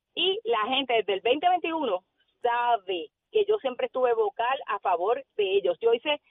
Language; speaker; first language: Spanish; native; Spanish